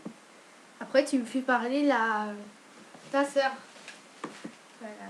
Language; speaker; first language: French; native; French